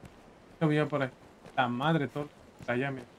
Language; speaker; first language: Spanish; native; Spanish